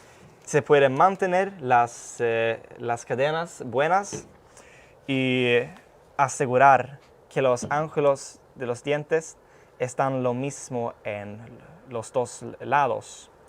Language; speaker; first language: Spanish; non-native, fluent; Swedish